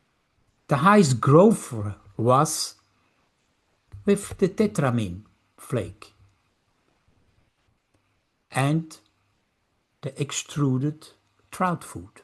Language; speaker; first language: English; non-native, fluent; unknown